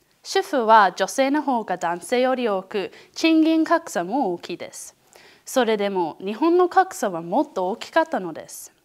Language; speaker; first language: Japanese; non-native, learner; English